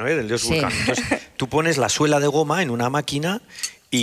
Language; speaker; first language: Spanish; native; Spanish